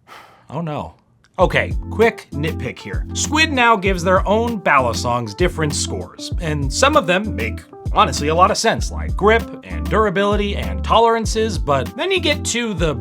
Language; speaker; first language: English; native; English